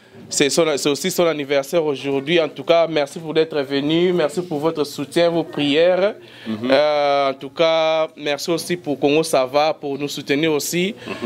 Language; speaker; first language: French; non-native, local second language; Lingala